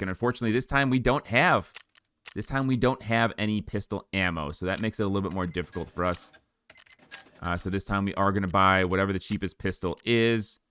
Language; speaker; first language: English; native; English